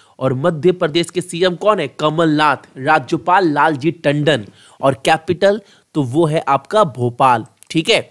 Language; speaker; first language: Hindi; native; Hindi